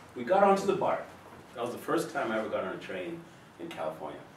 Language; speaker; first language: English; native; English